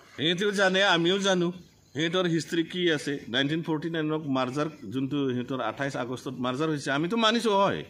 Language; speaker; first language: Assamese; non-native, local second language; Bodo